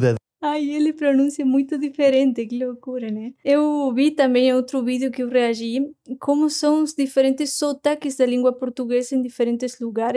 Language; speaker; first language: Portuguese; non-native, fluent; Spanish